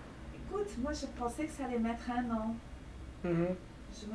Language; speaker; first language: French; non-native, fluent; Portuguese